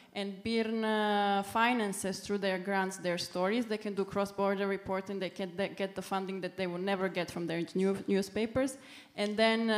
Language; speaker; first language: English; non-native, fluent; Serbian